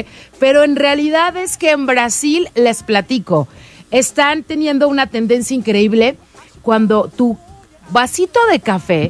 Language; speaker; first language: Spanish; native; Spanish